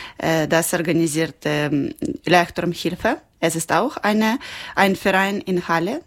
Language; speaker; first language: German; non-native, learner; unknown